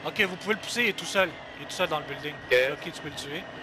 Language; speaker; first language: French; native; French